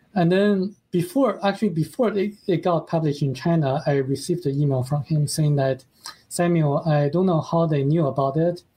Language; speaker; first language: English; non-native, fluent; Chinese